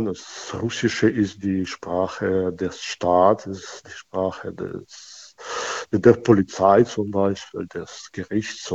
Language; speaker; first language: German; non-native, fluent; Russian